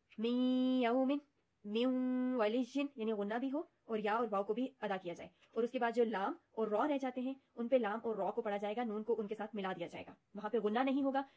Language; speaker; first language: Urdu; native; Urdu